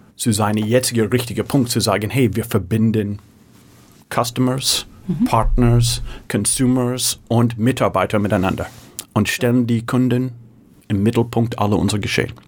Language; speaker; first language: German; non-native, fluent; English